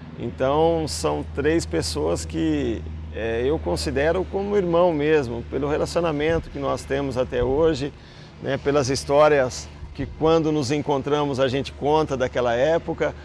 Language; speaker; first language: Portuguese; native; Portuguese